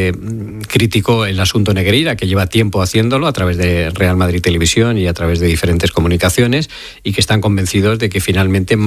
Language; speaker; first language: Spanish; native; Spanish